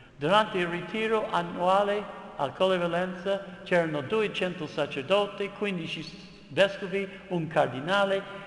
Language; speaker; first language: Italian; non-native, fluent; English